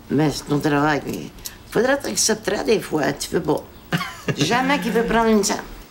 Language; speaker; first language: French; non-native, learner; Arabic